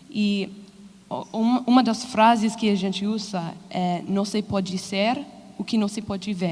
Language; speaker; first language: Portuguese; non-native, fluent; English